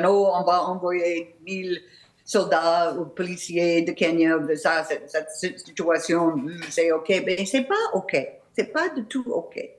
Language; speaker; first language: French; non-native, learner; English